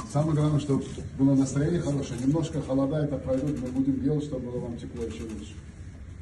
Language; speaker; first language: Russian; non-native, local second language; Uzbek